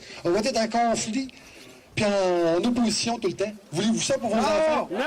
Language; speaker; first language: French; native; French